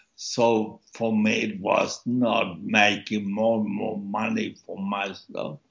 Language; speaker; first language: English; early bilingual, other home language; German